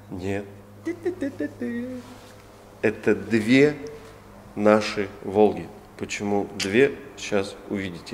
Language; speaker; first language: Russian; native; Russian